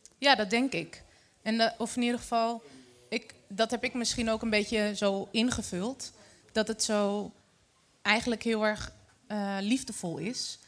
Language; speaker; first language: Dutch; early bilingual, other home language; Arabic